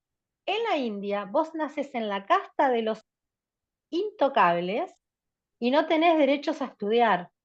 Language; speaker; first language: Spanish; native; Spanish